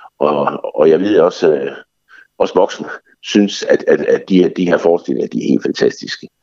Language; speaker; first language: Danish; native; Danish